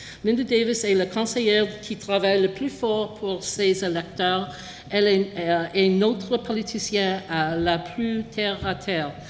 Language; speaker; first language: French; non-native, local second language; English